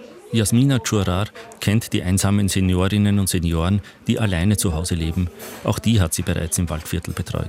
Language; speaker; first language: German; native; German